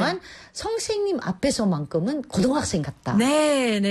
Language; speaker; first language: Korean; native; Korean